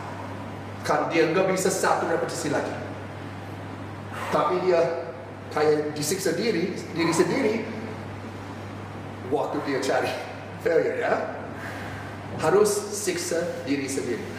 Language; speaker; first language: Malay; non-native, fluent; English